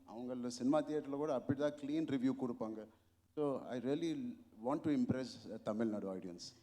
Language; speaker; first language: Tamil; non-native, local second language; Telugu